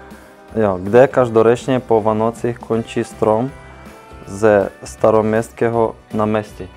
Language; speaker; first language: Czech; non-native, learner; Ukrainian